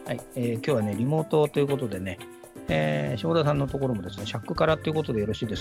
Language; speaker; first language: Japanese; native; Japanese